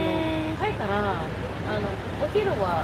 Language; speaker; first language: Japanese; non-native, fluent; Filipino